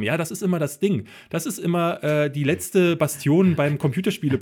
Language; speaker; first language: German; native; German